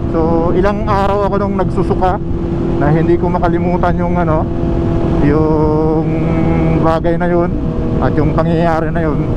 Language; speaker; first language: Filipino; non-native, local second language; Cebuano